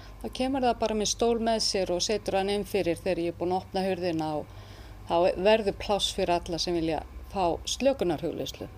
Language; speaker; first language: Icelandic; native; Icelandic